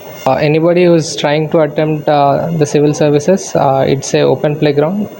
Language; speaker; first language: English; non-native, local second language; Telugu